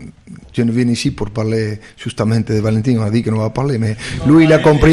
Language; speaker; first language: French; non-native, fluent; Spanish